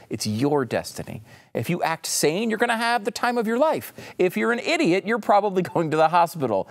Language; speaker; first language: English; native; English